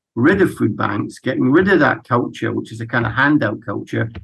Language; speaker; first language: English; native; English